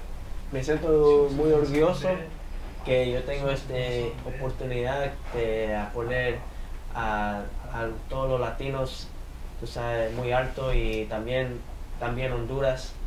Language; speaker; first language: Spanish; early bilingual, heritage; English